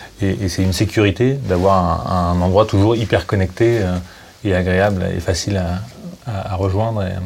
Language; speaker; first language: French; native; French